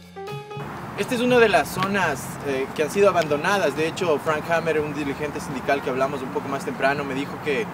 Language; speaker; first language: Spanish; native; Spanish